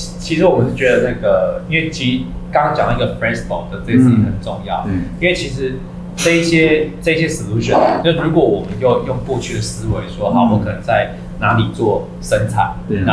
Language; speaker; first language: Chinese; native; Chinese